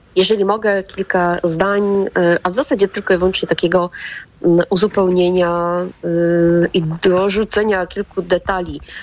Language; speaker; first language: Polish; native; Polish